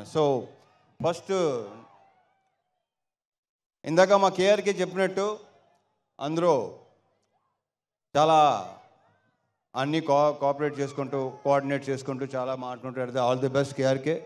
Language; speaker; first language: Telugu; native; Telugu